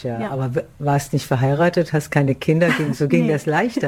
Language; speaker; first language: German; native; German